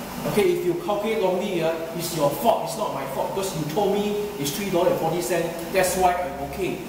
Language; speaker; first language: English; non-native, local second language; Chinese